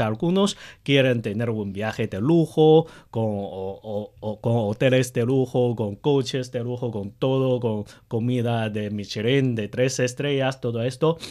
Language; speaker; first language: Spanish; non-native, fluent; Chinese